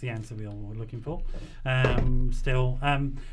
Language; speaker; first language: English; native; English